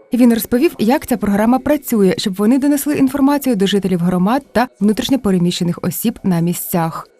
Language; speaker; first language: Ukrainian; native; Ukrainian